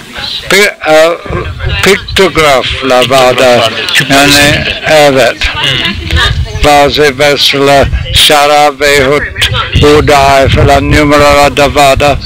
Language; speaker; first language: Turkish; non-native, learner; English